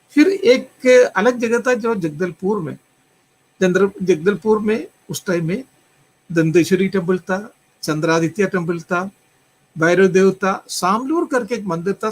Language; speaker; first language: Hindi; non-native, local second language; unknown